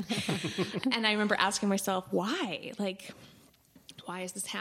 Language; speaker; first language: English; native; English